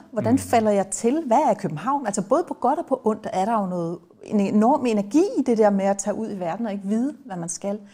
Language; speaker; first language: Danish; native; Danish